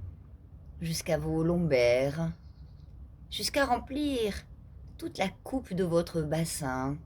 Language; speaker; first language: French; native; French